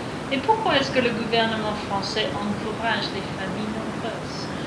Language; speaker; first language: French; non-native, fluent; English